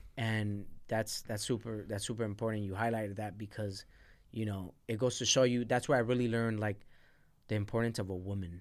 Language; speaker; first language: English; early bilingual, other home language; Spanish